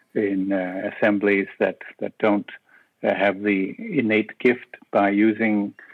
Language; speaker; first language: English; non-native, fluent; Danish